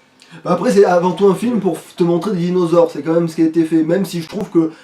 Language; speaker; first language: French; native; French